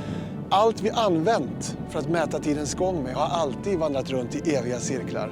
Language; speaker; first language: Swedish; native; Swedish